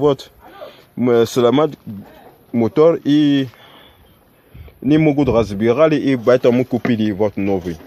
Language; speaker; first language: Russian; non-native, learner; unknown